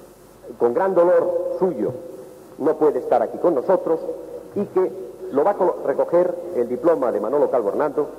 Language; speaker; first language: Spanish; native; Spanish